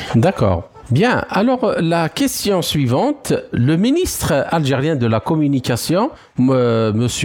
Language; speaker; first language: French; non-native, local second language; Arabic